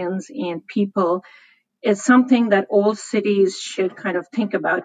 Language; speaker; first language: English; non-native, local second language; Hindi